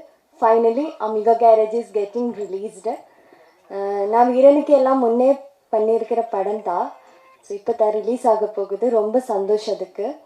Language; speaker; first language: Tamil; non-native, fluent; Malayalam